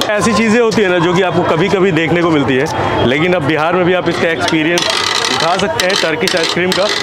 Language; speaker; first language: Hindi; native; Hindi